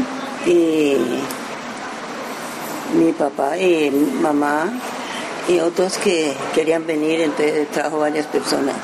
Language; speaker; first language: Spanish; early bilingual, other home language; Japanese